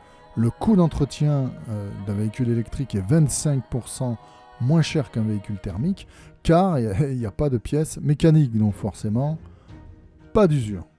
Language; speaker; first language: French; native; French